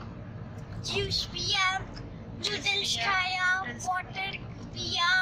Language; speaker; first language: Hindi; native; Hindi